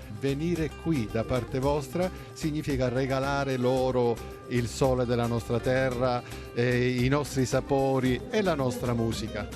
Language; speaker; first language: Italian; native; Italian